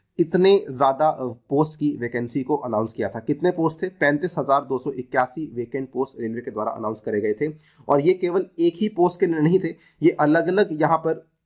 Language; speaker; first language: Hindi; native; Hindi